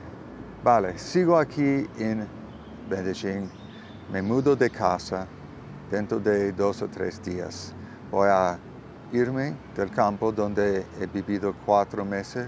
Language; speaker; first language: Spanish; non-native, learner; English